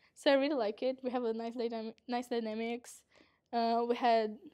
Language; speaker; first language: English; non-native, fluent; Portuguese